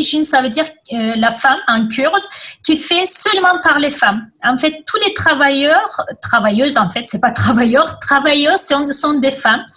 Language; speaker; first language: French; non-native, fluent; Kurdish